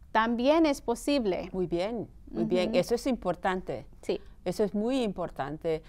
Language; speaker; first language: Spanish; early bilingual, heritage; Spanish